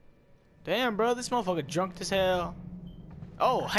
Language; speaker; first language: English; native; English